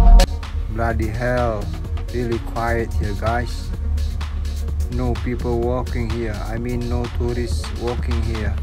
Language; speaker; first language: English; non-native, learner; Indonesian